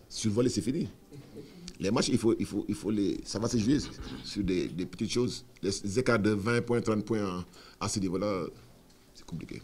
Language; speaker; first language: French; non-native, local second language; Wolof